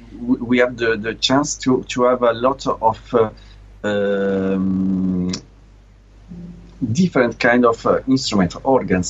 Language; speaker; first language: English; non-native, learner; Italian